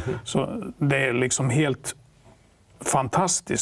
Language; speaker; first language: Swedish; non-native, local second language; Finnish